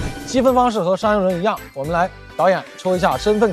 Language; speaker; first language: Chinese; native; Chinese